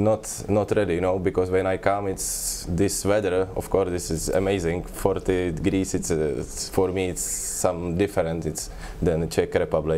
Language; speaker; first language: English; non-native, learner; Czech